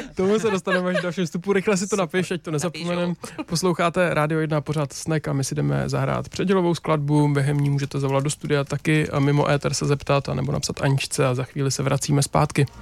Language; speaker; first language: Czech; native; Czech